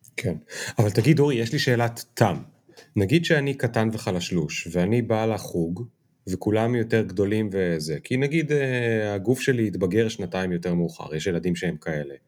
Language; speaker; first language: Hebrew; native; Hebrew